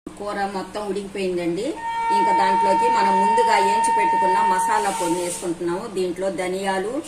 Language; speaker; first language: Telugu; native; Telugu